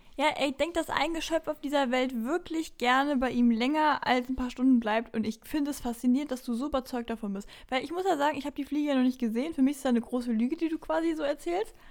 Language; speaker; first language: German; native; German